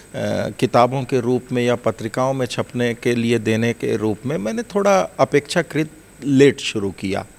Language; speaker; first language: Hindi; native; Hindi